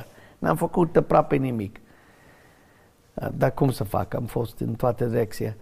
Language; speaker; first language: Romanian; non-native, learner; English